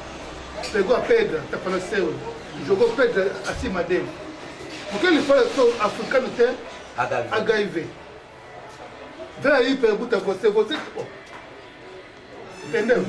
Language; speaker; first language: Portuguese; non-native, learner; Lingala